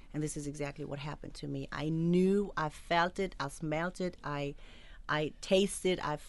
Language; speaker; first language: English; non-native, fluent; Arabic